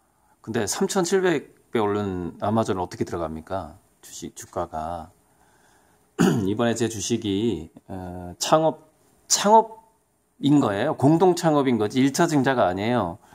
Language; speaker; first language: Korean; native; Korean